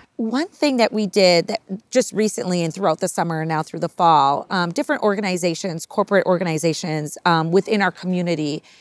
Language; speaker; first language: English; native; English